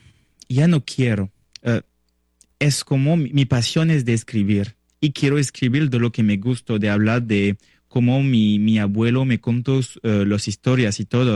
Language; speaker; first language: Spanish; non-native, learner; French